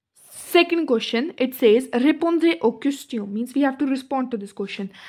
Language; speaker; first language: English; non-native, local second language; Hindi